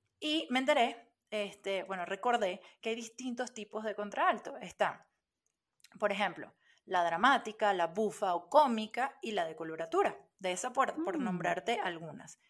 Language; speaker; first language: Spanish; native; Spanish